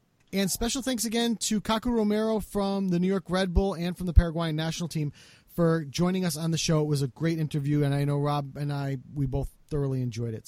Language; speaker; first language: English; native; English